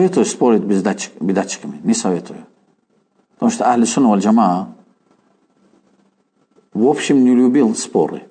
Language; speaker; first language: Russian; non-native, fluent; Azerbaijani